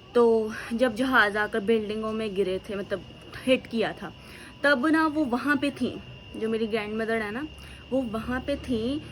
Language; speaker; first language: Hindi; native; Hindi